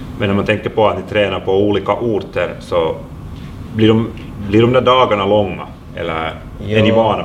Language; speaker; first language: Swedish; non-native, local second language; Finnish